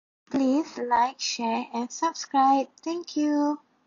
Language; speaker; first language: English; non-native, local second language; Malay